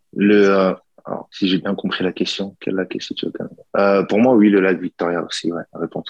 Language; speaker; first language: French; native; French